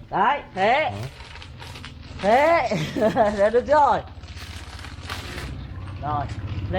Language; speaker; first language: Vietnamese; native; Vietnamese